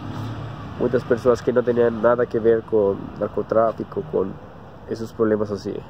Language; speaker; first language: Portuguese; non-native, learner; Spanish